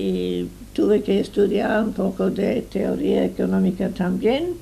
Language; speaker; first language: Spanish; non-native, fluent; English